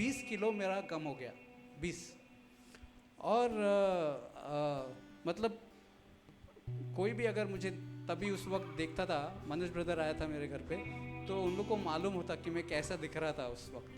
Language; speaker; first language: Hindi; non-native, local second language; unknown